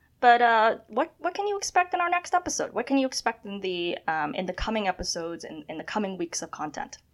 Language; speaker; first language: English; early bilingual, other home language; Chinese